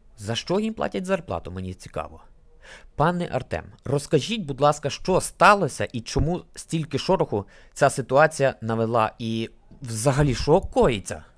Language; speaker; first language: Ukrainian; native; Ukrainian